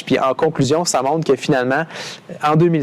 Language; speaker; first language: French; native; French